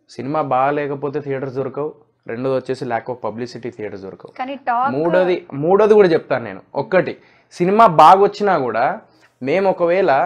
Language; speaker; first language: Telugu; native; Telugu